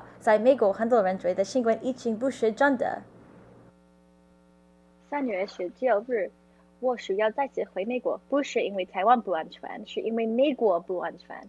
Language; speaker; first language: Chinese; non-native, learner; English